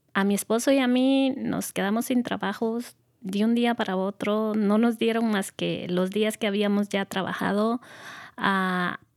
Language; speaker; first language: Spanish; native; Spanish